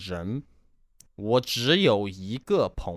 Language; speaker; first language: Chinese; non-native, learner; English